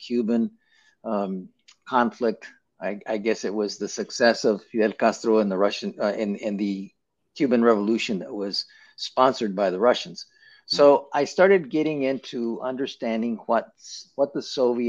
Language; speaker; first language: English; native; English